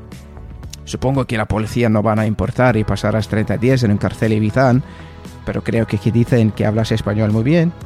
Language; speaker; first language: Spanish; non-native, fluent; English